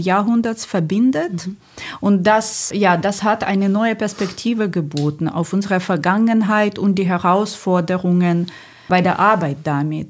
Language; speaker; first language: German; non-native, fluent; Ukrainian